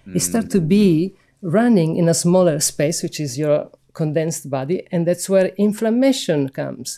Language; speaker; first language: English; non-native, fluent; Italian